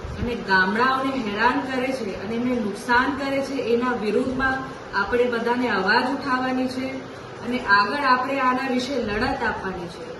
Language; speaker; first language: Gujarati; non-native, local second language; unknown